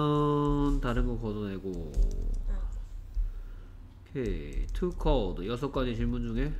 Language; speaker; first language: Korean; native; Korean